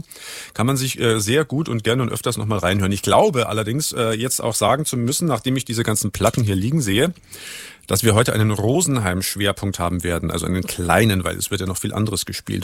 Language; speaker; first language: German; native; German